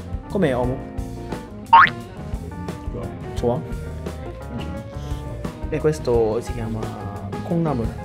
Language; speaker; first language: Italian; non-native, fluent; Korean